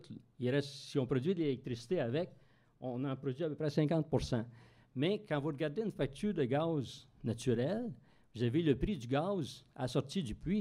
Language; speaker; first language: French; native; French